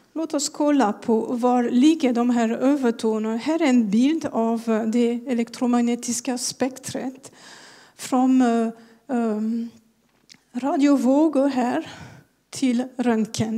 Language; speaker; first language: Swedish; non-native, fluent; French